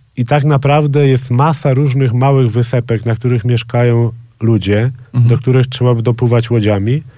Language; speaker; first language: Polish; native; Polish